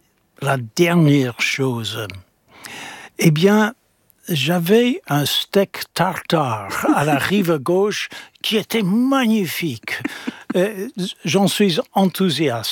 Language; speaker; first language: French; non-native, fluent; English